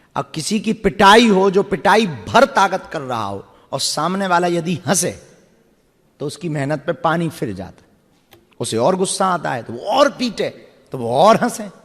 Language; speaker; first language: Hindi; native; Hindi